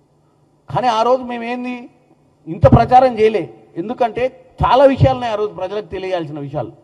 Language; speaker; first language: Telugu; native; Telugu